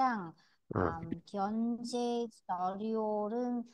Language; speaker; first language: Korean; non-native, learner; Vietnamese